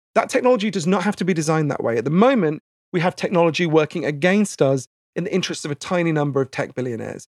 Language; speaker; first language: English; native; English